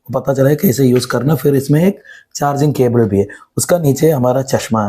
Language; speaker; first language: Hindi; non-native, local second language; Malayalam